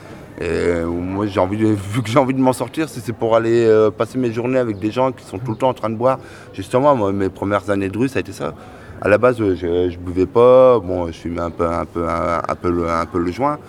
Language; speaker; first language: French; native; French